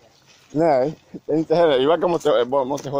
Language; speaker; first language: Swedish; non-native, learner; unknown